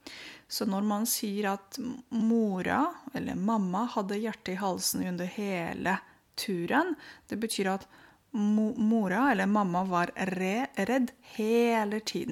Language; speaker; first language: Norwegian; non-native, fluent; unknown